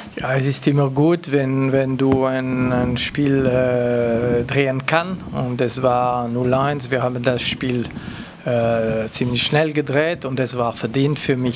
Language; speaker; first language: German; non-native, local second language; French